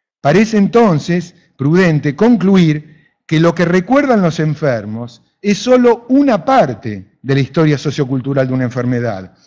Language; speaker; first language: Spanish; native; Spanish